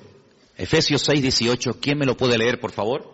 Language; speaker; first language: Spanish; native; Spanish